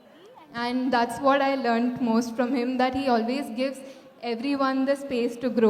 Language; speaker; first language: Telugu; non-native, fluent; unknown